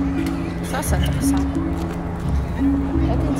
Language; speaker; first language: French; non-native, fluent; Russian